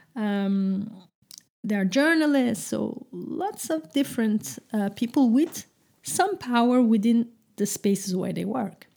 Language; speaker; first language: English; non-native, fluent; Turkish